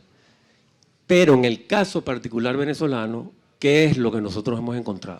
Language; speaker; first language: Spanish; native; Spanish